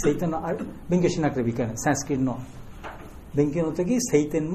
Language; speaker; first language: Japanese; non-native, fluent; Bangla